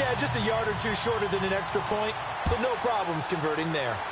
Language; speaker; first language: English; native; English